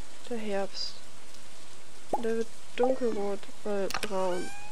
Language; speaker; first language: German; native; German